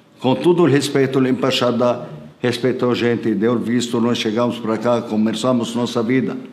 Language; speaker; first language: Portuguese; non-native, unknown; Arabic